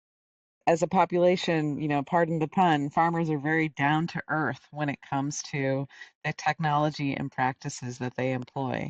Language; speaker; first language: English; native; English